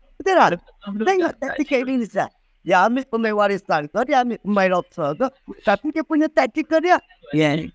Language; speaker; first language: Malay; native; Malay